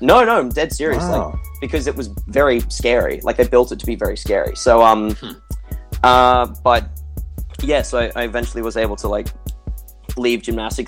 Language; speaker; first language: English; native; English